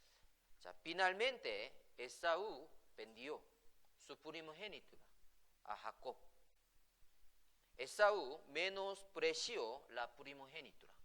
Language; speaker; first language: Spanish; non-native, fluent; Korean